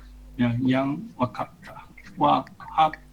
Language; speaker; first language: English; non-native, learner; Chinese